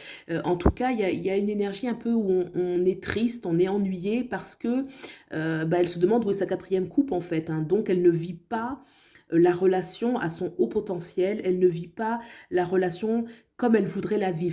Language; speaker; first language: French; native; French